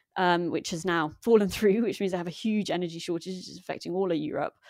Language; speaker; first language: English; native; English